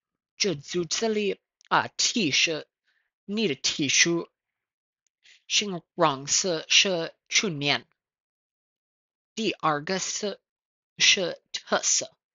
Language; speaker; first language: Chinese; non-native, learner; English